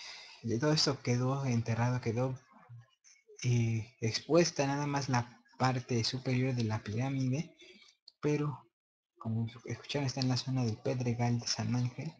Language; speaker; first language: Spanish; native; Spanish